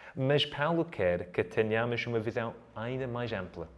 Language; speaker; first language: Portuguese; non-native, fluent; English